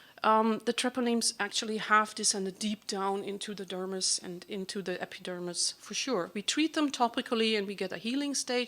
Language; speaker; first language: English; non-native, fluent; German